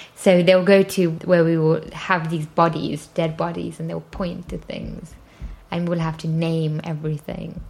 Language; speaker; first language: English; native; English